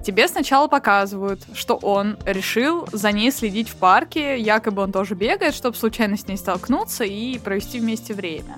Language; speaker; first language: Russian; native; Russian